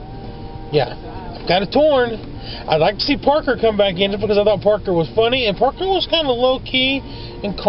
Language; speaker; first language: English; native; English